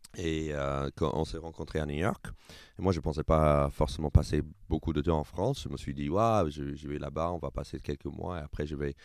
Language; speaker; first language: French; non-native, fluent; English